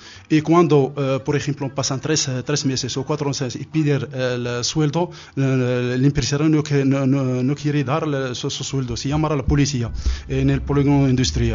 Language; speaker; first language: Spanish; non-native, learner; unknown